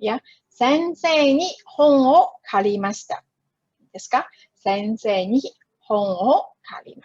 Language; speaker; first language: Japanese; non-native, fluent; Chinese